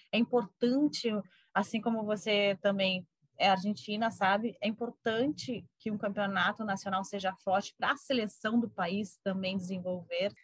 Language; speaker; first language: Portuguese; native; Portuguese